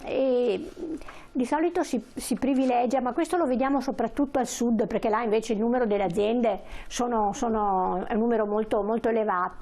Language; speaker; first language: Italian; native; Italian